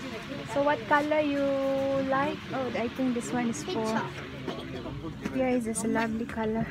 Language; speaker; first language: English; non-native, local second language; Filipino